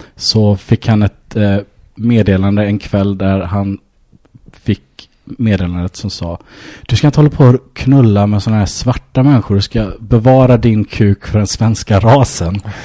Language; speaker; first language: Swedish; early bilingual, other home language; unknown